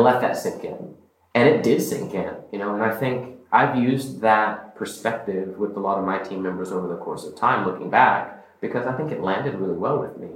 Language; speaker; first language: English; native; English